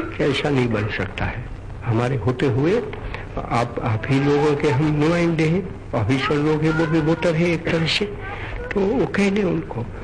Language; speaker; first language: Hindi; non-native, local second language; Gujarati